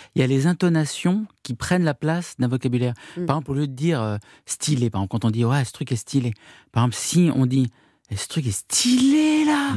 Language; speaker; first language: French; early bilingual, other home language; Arabic